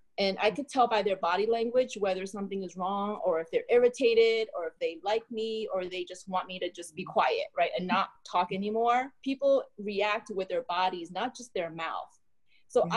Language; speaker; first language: English; early bilingual, other home language; Chinese